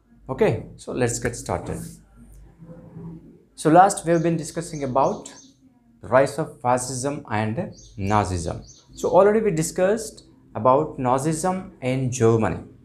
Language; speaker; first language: English; non-native, local second language; Telugu